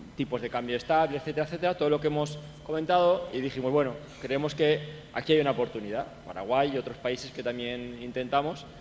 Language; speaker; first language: Spanish; native; Spanish